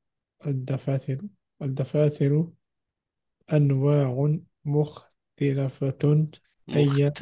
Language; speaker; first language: Arabic; non-native, learner; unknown